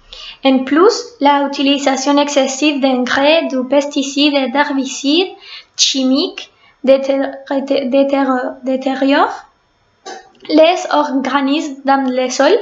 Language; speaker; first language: French; non-native, fluent; Spanish